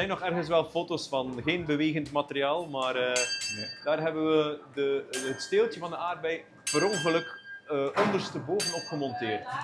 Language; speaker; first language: Dutch; native; Dutch